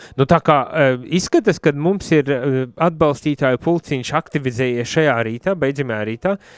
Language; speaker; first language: Latvian; native; Latvian